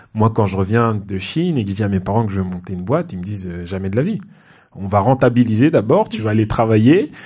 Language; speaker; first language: French; native; French